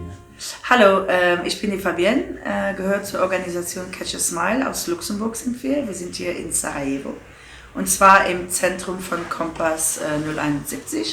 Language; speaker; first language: German; non-native, local second language; Luxembourgish